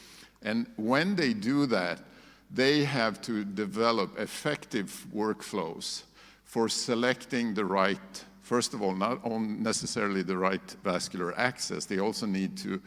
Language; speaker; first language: English; non-native, fluent; Swedish